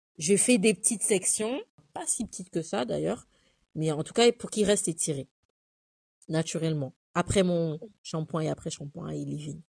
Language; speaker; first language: French; early bilingual, other home language; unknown